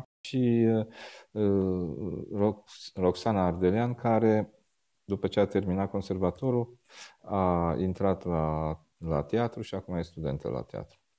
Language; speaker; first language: Romanian; native; Romanian